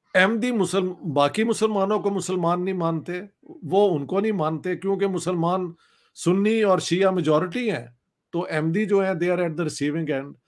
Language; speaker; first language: Urdu; non-native, local second language; Punjabi